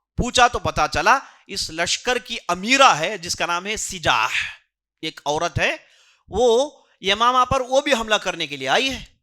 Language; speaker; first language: Urdu; native; Urdu